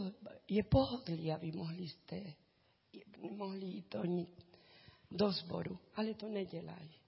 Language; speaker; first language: Czech; non-native, learner; Spanish